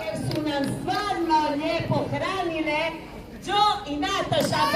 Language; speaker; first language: Croatian; native; Croatian